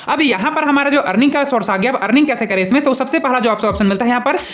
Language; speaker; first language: Hindi; native; Hindi